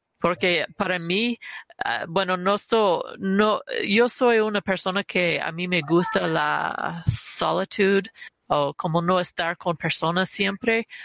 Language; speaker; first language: Spanish; early bilingual, heritage; Spanish